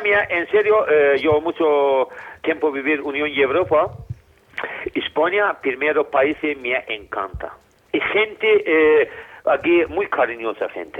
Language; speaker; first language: Spanish; non-native, learner; Azerbaijani